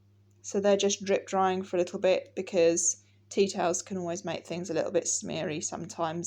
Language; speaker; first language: English; native; English